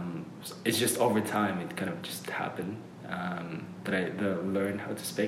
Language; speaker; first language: English; early bilingual, other home language; Uzbek